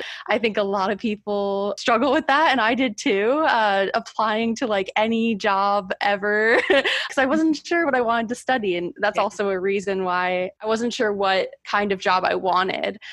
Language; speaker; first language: English; native; English